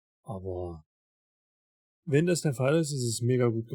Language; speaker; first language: German; native; German